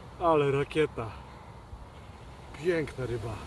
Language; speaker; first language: Polish; native; Polish